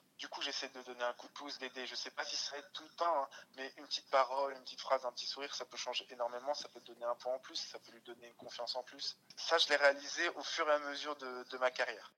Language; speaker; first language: French; early bilingual, other home language; Russian